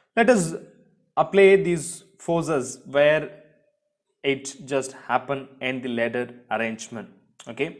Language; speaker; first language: English; non-native, local second language; Tamil